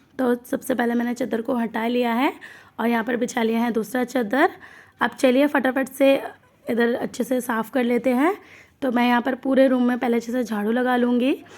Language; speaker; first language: Hindi; non-native, local second language; Bangla